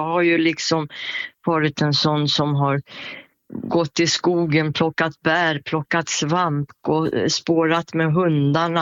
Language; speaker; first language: Swedish; native; Swedish